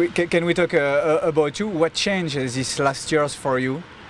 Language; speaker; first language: English; non-native, learner; French